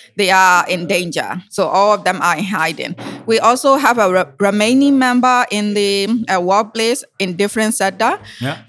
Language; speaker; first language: English; non-native, learner; Burmese